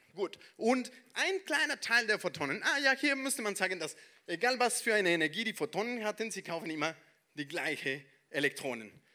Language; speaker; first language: German; non-native, fluent; Spanish